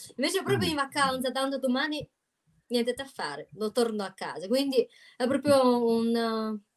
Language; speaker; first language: Italian; non-native, fluent; Chinese